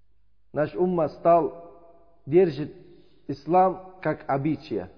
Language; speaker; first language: Russian; non-native, learner; Uzbek